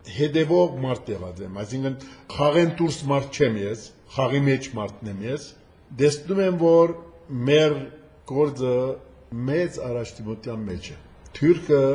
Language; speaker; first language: Armenian; early bilingual, heritage; Armenian